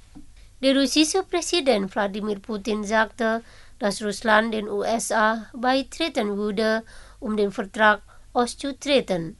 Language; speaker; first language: German; non-native, fluent; Indonesian